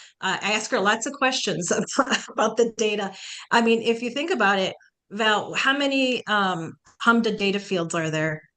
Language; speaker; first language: English; early bilingual, other home language; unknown